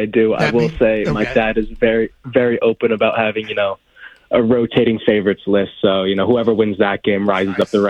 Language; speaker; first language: English; native; English